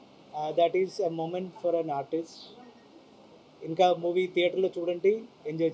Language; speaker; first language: Telugu; non-native, fluent; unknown